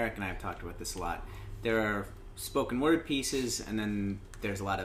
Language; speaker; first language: English; native; English